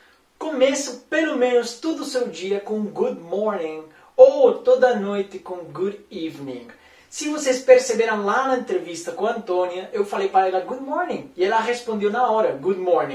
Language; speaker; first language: Portuguese; non-native, fluent; Spanish